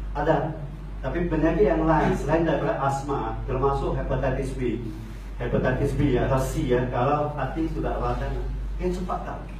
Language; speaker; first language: Malay; non-native, local second language; Min Nan Chinese